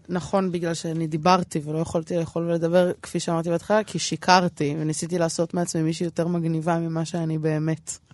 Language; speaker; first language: Hebrew; early bilingual, other home language; Russian